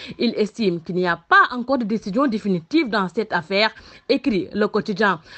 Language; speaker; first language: French; non-native, local second language; Wolof